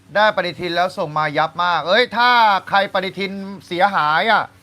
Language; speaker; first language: Thai; native; Thai